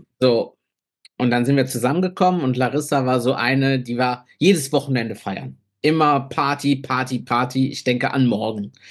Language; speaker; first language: German; early bilingual, other home language; Italian